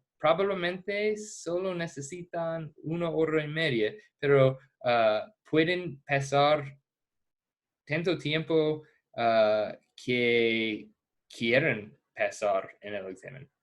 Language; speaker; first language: Spanish; non-native, fluent; English